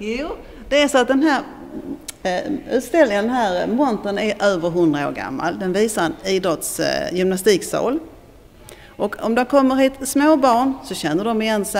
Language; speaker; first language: Swedish; native; Swedish